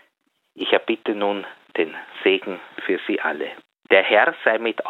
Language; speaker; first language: German; native; German